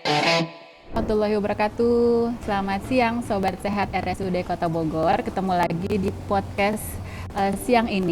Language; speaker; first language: Indonesian; native; Indonesian